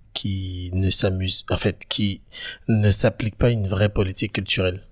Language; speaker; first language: French; native; French